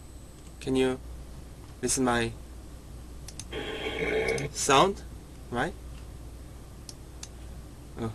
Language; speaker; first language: English; non-native, learner; Korean